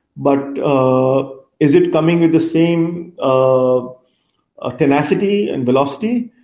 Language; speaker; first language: English; non-native, local second language; Bangla